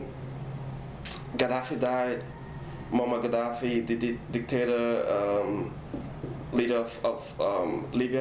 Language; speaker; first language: English; non-native, local second language; Igbo